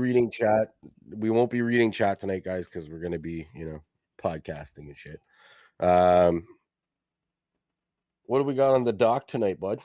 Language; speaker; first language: English; native; English